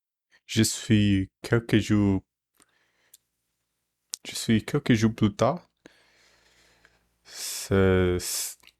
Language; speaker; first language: French; non-native, learner; Portuguese